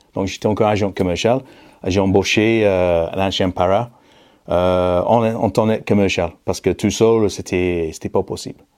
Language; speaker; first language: French; non-native, fluent; English